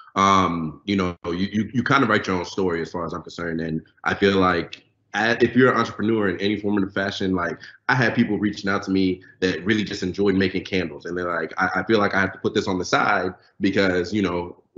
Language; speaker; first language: English; non-native, local second language; Yoruba